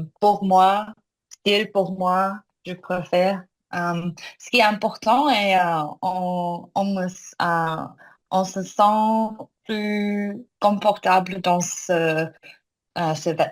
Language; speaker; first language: French; non-native, learner; Korean